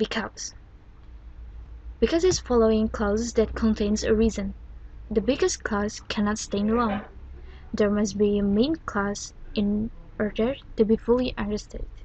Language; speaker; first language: English; non-native, learner; Indonesian